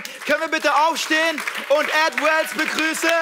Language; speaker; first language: German; native; German